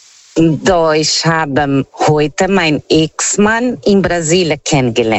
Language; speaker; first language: German; non-native, fluent; Portuguese